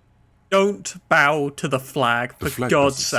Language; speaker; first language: English; native; English